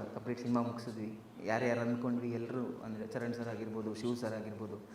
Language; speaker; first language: Kannada; native; Kannada